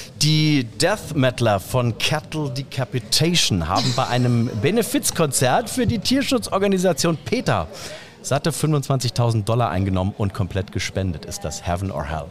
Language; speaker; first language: German; native; German